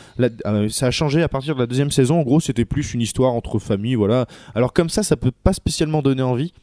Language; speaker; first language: French; native; French